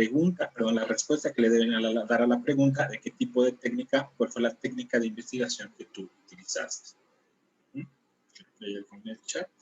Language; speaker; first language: Spanish; native; Spanish